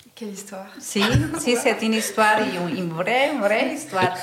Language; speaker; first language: French; non-native, fluent; Spanish